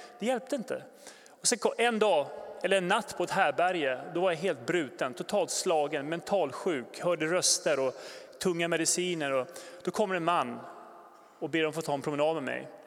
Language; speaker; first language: Swedish; native; Swedish